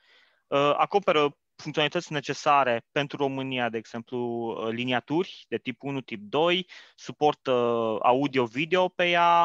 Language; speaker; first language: Romanian; native; Romanian